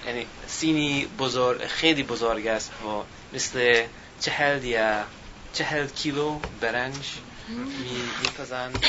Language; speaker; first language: Persian; non-native, learner; English